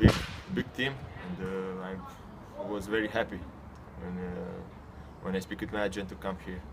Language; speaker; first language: English; non-native, learner; Romanian